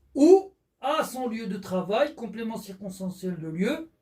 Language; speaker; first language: French; non-native, local second language; Arabic